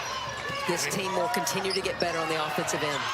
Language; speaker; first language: English; native; English